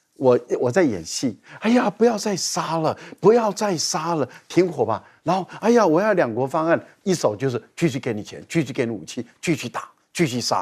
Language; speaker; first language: Chinese; native; Chinese